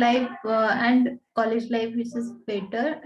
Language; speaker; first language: English; non-native, learner; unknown